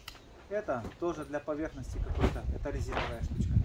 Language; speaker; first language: Russian; native; Russian